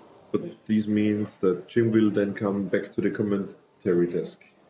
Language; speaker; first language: English; non-native, fluent; German